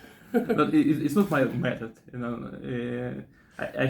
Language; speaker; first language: English; non-native, fluent; Russian